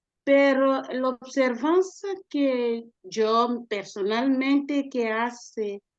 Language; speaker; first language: Spanish; non-native, learner; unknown